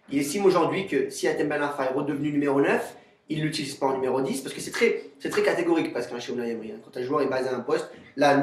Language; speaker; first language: French; native; French